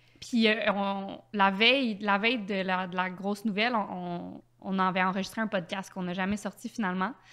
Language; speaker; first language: French; native; French